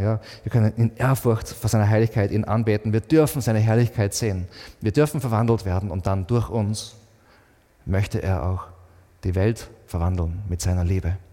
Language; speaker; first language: German; native; German